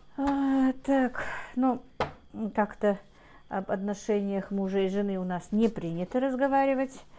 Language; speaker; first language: Russian; non-native, local second language; Ingush